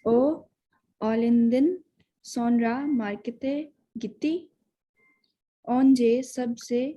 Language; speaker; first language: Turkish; non-native, learner; Urdu